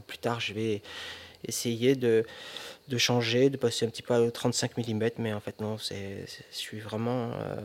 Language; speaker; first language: French; native; French